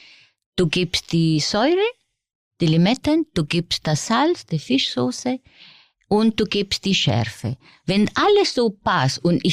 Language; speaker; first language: German; non-native, fluent; Spanish